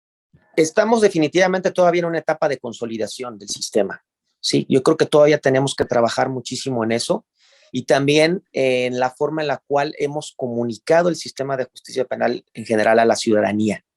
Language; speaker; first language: Spanish; native; Spanish